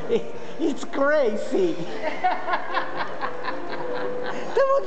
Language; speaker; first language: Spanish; native; Spanish